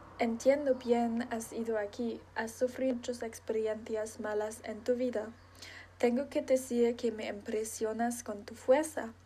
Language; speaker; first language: Spanish; non-native, learner; German